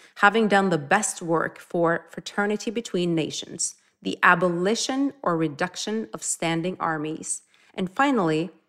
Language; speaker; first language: English; non-native, fluent; Norwegian